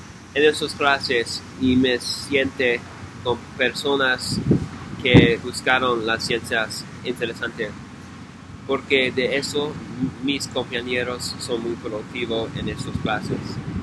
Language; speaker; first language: Spanish; non-native, learner; English